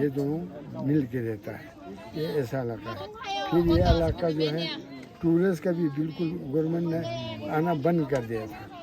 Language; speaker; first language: Hindi; non-native, local second language; Balti